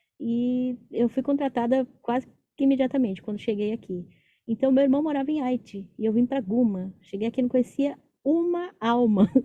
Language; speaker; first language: Portuguese; native; Portuguese